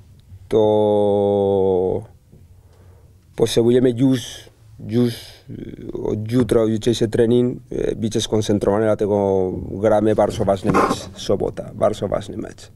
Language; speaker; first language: Polish; non-native, learner; Spanish